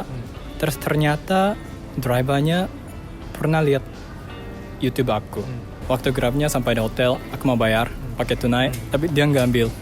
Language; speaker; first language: Indonesian; non-native, fluent; Japanese